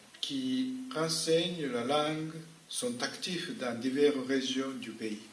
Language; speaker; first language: French; non-native, fluent; Japanese